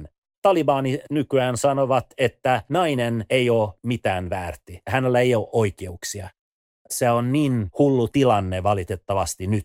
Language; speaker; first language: Finnish; early bilingual, other home language; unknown